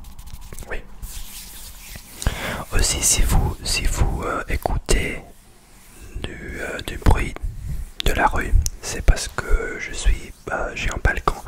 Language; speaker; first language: French; non-native, learner; English